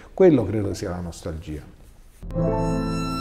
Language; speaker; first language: Italian; native; Italian